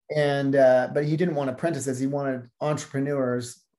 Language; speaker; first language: English; native; English